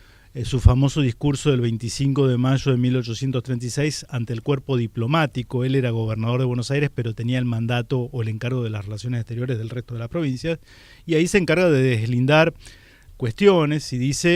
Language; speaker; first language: Spanish; native; Spanish